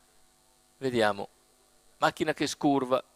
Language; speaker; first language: Italian; native; Italian